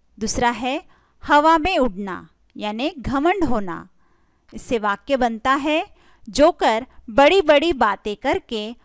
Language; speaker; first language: Hindi; non-native, local second language; Marathi